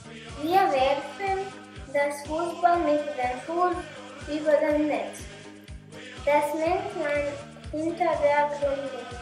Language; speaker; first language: German; non-native, learner; Croatian